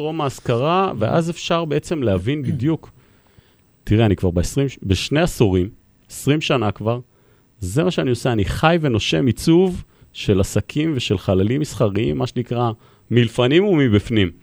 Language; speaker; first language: Hebrew; native; Hebrew